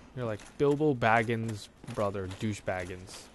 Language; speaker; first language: English; non-native, local second language; Cantonese